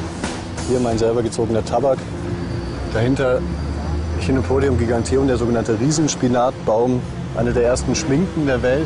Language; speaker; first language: German; native; German